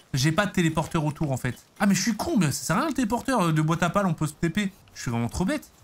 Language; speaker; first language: French; native; French